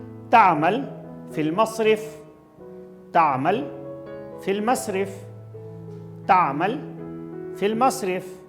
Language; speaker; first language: Arabic; non-native, fluent; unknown